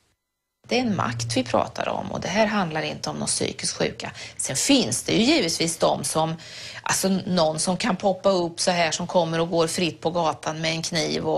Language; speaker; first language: Swedish; native; Swedish